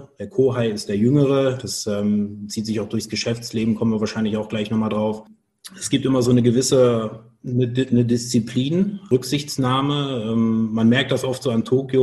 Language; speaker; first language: German; native; German